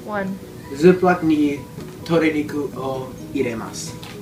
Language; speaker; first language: Japanese; non-native, learner; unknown